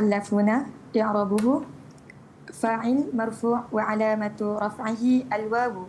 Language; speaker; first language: Arabic; non-native, learner; Malay